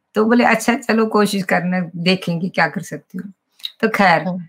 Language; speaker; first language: Hindi; non-native, local second language; Kashmiri